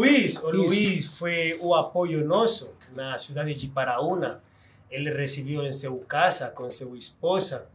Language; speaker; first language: Portuguese; non-native, fluent; Spanish